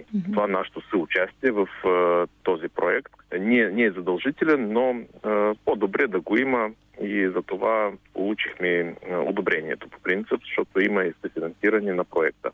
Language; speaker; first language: Bulgarian; early bilingual, heritage; Bulgarian